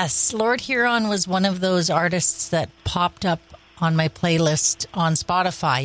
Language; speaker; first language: English; native; English